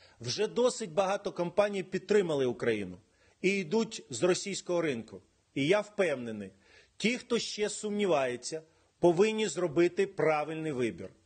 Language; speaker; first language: Ukrainian; non-native, local second language; Russian